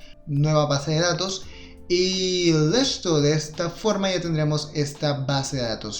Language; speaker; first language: Spanish; native; Spanish